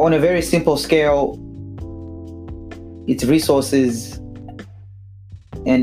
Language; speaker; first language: English; non-native, local second language; Shona